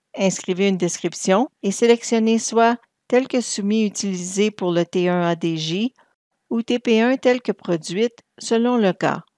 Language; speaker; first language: French; native; French